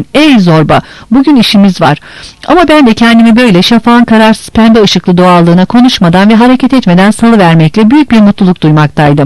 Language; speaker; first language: Turkish; native; Turkish